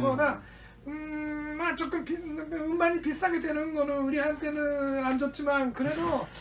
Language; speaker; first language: Korean; non-native, learner; Japanese